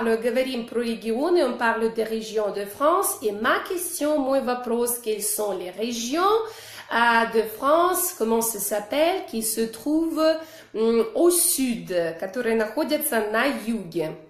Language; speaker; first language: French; non-native, fluent; Russian